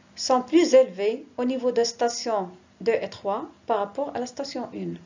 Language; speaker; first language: French; non-native, local second language; Arabic